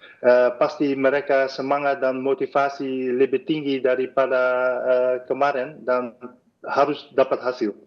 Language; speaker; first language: Indonesian; non-native, fluent; Dutch